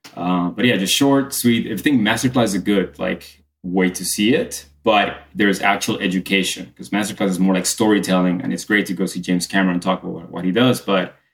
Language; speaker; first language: English; early bilingual, other home language; Spanish